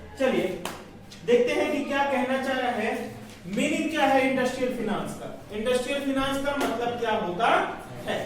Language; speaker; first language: Hindi; native; Hindi